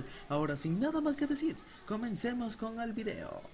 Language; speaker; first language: Spanish; native; Spanish